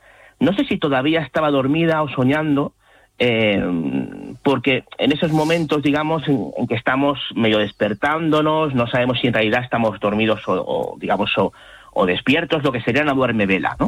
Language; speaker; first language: Spanish; native; Spanish